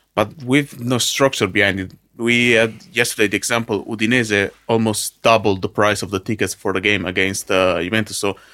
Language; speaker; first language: English; non-native, fluent; Italian